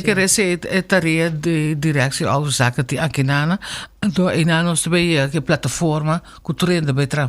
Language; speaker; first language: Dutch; non-native, local second language; Papiamento